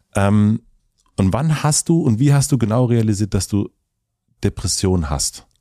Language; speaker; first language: German; native; German